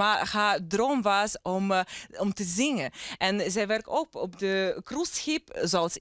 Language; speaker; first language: Dutch; non-native, learner; Ukrainian